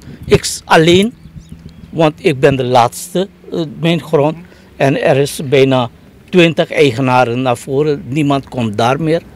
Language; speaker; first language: Dutch; non-native, local second language; Caribbean Hindustani